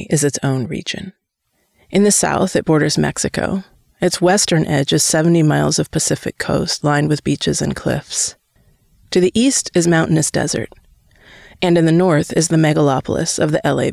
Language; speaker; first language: English; native; English